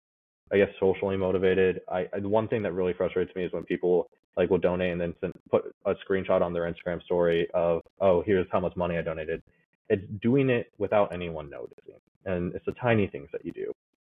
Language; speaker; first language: English; native; English